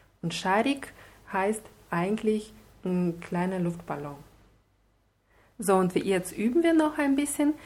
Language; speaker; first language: German; non-native, fluent; Russian